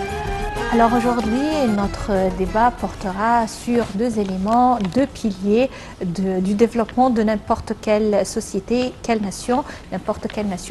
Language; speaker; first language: French; non-native, local second language; Arabic